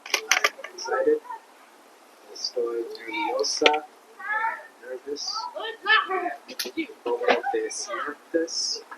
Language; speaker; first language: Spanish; non-native, learner; English